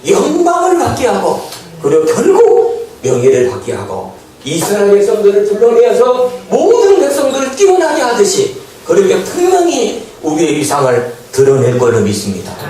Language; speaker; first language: Korean; native; Korean